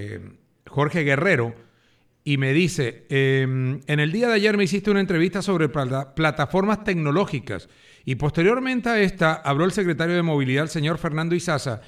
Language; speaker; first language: Spanish; native; Spanish